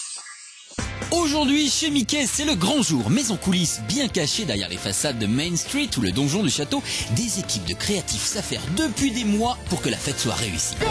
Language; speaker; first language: French; native; French